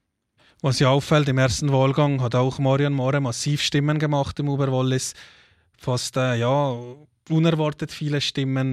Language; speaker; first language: German; native; German